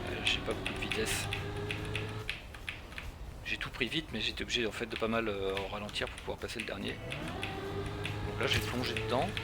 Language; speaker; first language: French; native; French